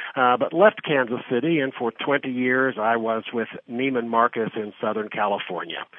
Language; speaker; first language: English; native; English